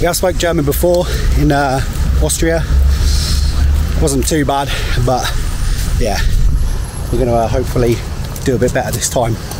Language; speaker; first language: English; native; English